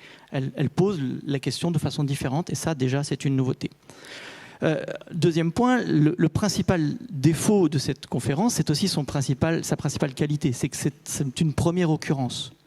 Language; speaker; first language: French; native; French